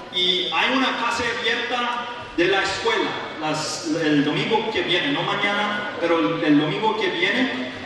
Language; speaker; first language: Spanish; non-native, learner; English